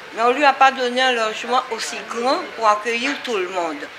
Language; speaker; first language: French; native; French